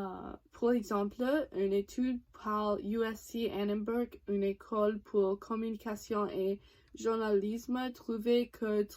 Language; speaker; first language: French; non-native, learner; English